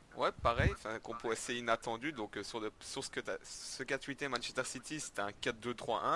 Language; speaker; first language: French; native; French